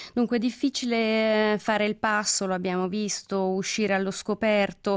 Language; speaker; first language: Italian; native; Italian